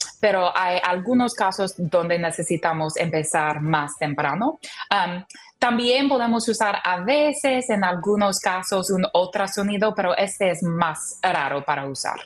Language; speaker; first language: Spanish; non-native, learner; English